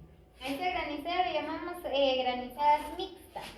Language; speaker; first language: Spanish; native; Spanish